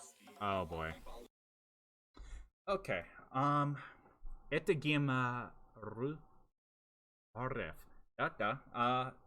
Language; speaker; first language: Russian; non-native, learner; English